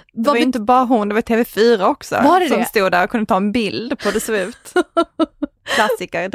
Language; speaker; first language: Swedish; native; Swedish